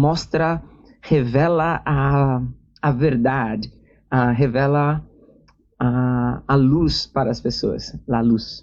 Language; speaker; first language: Spanish; non-native, learner; Portuguese